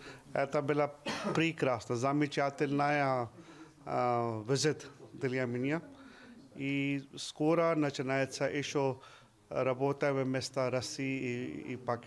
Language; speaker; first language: Russian; non-native, learner; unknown